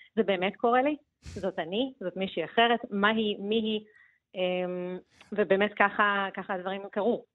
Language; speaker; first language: Hebrew; early bilingual, other home language; Russian